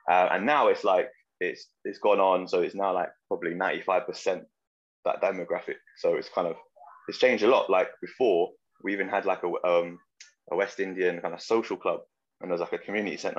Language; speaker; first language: English; native; English